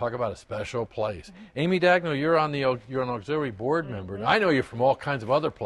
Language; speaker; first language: English; native; English